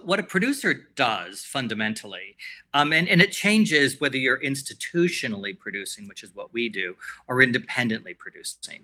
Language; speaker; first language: English; native; English